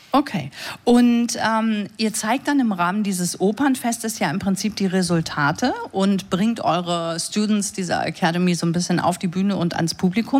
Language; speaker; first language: German; native; German